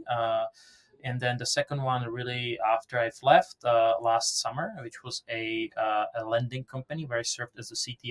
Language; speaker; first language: English; non-native, fluent; Czech